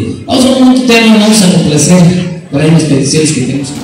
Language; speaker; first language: Spanish; native; Spanish